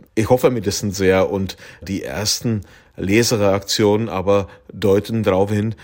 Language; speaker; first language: German; non-native, fluent; Czech